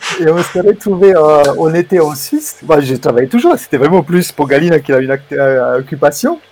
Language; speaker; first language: French; non-native, fluent; Romanian